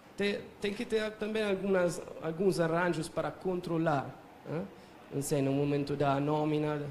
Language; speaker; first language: Portuguese; non-native, fluent; Italian